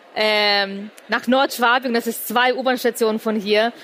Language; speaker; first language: German; native; German